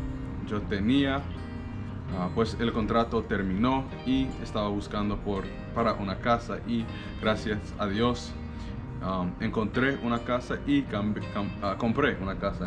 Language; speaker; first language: Spanish; non-native, learner; English